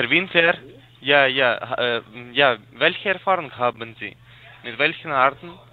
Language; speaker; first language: German; non-native, learner; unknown